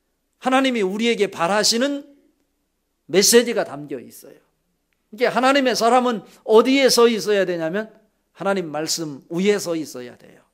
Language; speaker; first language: Korean; native; Korean